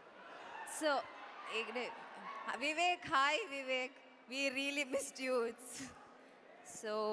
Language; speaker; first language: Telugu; non-native, learner; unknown